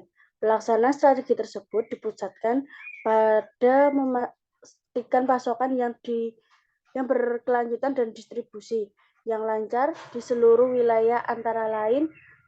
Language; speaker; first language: Indonesian; native; Indonesian